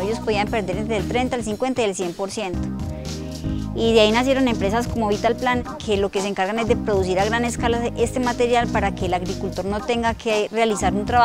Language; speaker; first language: Spanish; native; Spanish